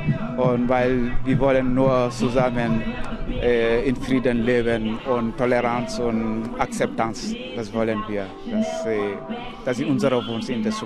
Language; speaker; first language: German; non-native, learner; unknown